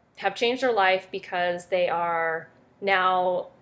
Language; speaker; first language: English; early bilingual, other home language; French